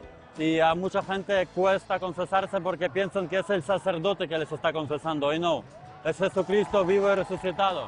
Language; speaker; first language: Spanish; non-native, fluent; Ukrainian